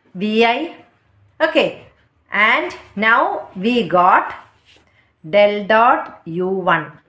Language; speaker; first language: English; non-native, local second language; Malayalam